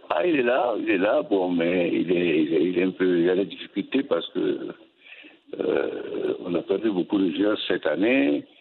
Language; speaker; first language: French; non-native, local second language; Bambara